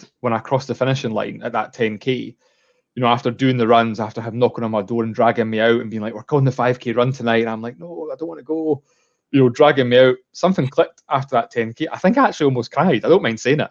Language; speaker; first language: English; native; English